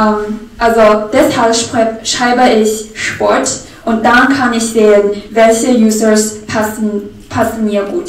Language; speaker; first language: German; non-native, learner; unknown